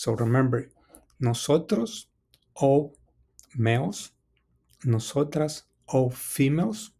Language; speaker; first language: Spanish; non-native, fluent; English